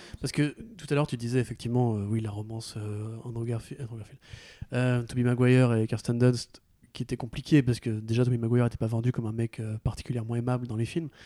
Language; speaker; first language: French; native; French